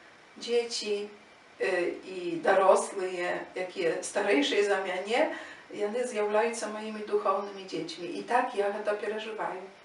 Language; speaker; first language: Polish; non-native, learner; Ukrainian